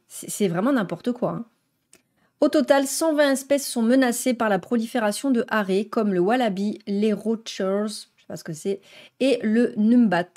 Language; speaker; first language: French; native; French